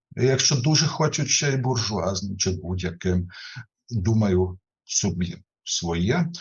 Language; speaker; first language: Ukrainian; non-native, fluent; German